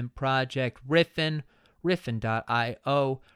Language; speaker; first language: English; native; English